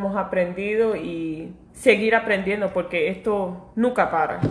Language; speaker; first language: Spanish; early bilingual, heritage; Spanish